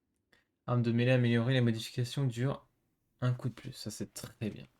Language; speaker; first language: French; native; French